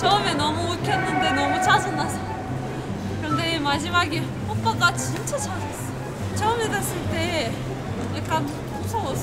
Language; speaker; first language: Korean; non-native, learner; Russian